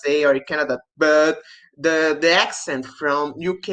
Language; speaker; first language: English; non-native, learner; Portuguese